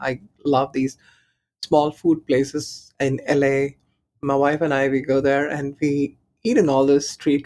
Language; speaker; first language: English; non-native, local second language; Tamil